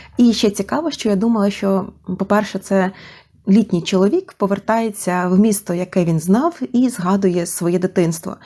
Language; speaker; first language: Ukrainian; native; Ukrainian